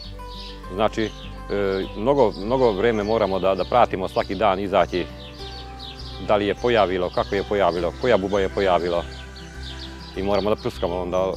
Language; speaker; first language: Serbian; non-native, local second language; Hungarian